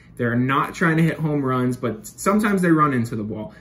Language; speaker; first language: English; native; English